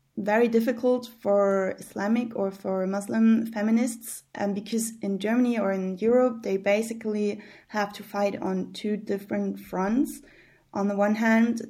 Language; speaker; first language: English; early bilingual, heritage; German